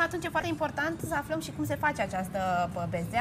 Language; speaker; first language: Romanian; native; Romanian